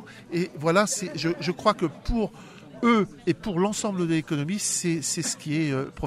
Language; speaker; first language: French; native; French